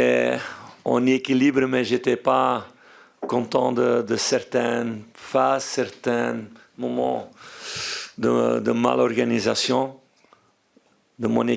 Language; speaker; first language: French; non-native, fluent; Dutch